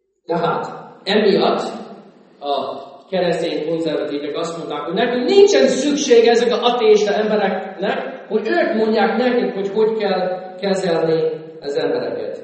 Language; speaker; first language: Hungarian; non-native, fluent; English